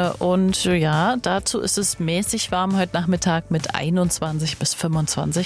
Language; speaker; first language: German; native; German